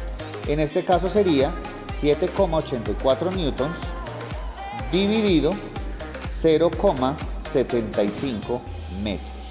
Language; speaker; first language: Spanish; native; Spanish